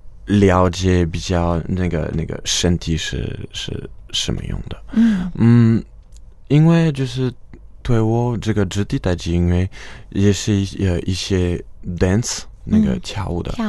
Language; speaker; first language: Chinese; non-native, fluent; French